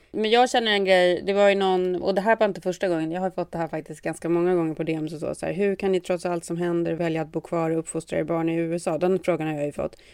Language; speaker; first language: Swedish; native; Swedish